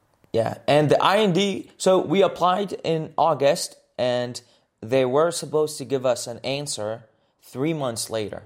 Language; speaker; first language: English; native; English